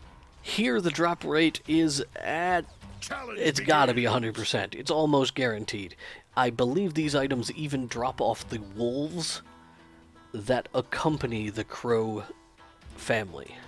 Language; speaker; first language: English; native; English